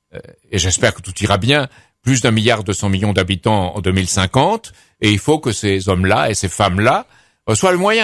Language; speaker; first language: French; native; French